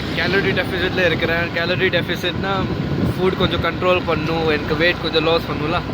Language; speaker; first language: Tamil; early bilingual, heritage; Tamil